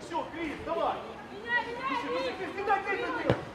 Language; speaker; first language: Russian; native; Russian